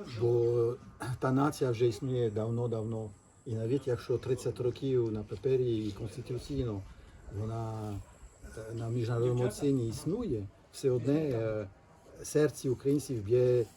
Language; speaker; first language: Ukrainian; non-native, fluent; French